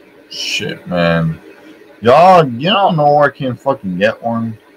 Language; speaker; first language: English; native; English